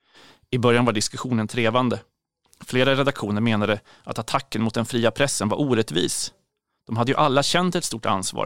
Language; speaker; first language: Swedish; native; Swedish